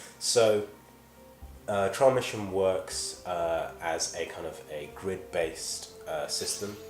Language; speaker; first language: English; native; English